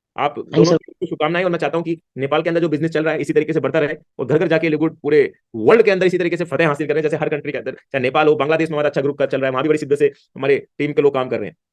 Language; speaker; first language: Hindi; native; Hindi